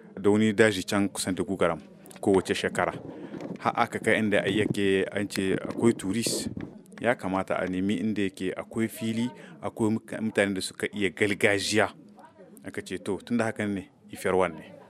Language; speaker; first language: Hausa; non-native, local second language; Tamasheq